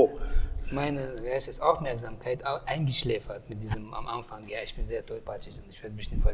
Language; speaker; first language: German; native; German